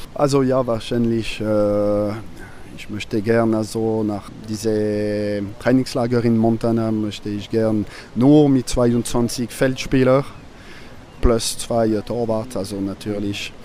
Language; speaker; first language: German; non-native, fluent; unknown